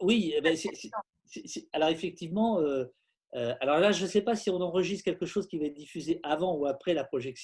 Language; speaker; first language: French; native; French